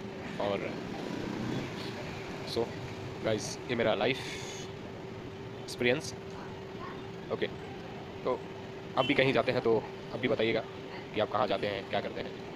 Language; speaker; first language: Hindi; non-native, local second language; Bangla